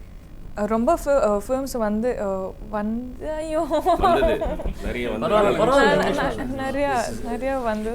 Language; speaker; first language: Tamil; non-native, learner; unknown